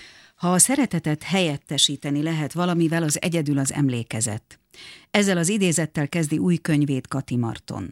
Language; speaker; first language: Hungarian; native; Hungarian